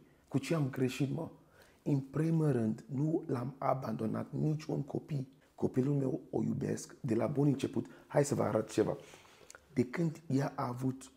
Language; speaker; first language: Romanian; non-native, fluent; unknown